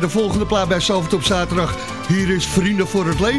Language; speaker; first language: Dutch; native; Dutch